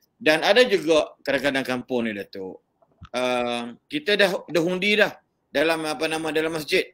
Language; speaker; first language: Malay; native; Malay